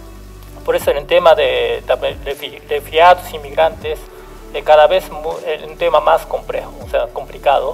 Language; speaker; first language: Spanish; non-native, fluent; Japanese